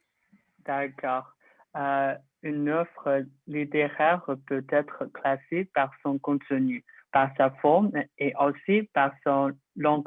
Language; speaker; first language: French; non-native, learner; Chinese